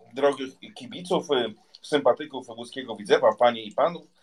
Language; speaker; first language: Polish; native; Polish